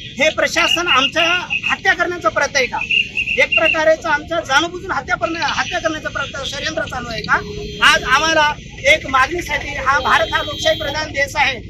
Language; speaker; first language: Marathi; non-native, local second language; Lambadi